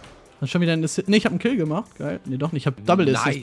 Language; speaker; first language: German; native; German